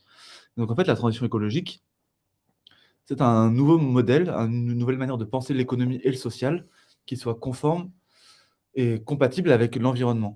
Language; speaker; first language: French; native; French